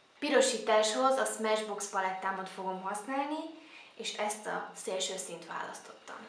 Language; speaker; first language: Hungarian; native; Hungarian